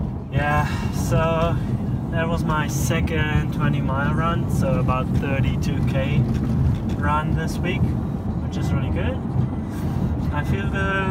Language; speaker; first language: English; non-native, fluent; German